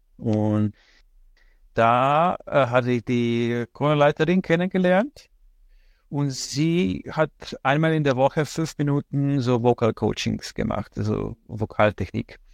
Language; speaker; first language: German; non-native, fluent; Slovenian